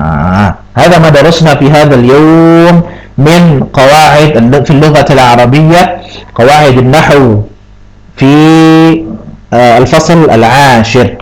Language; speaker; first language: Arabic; non-native, fluent; Indonesian